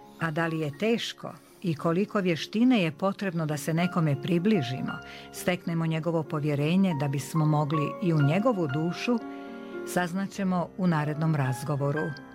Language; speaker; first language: Serbian; native; Serbian